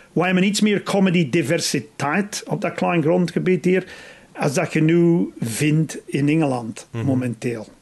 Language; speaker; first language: Dutch; non-native, fluent; English